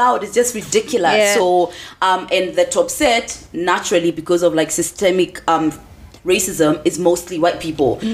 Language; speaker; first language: English; native; English